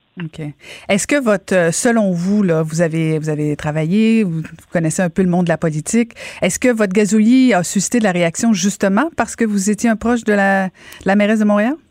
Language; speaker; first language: French; native; French